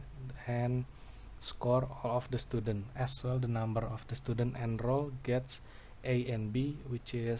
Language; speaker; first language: English; non-native, local second language; Indonesian